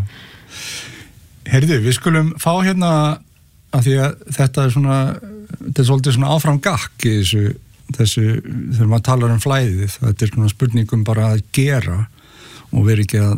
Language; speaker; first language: Icelandic; native; Icelandic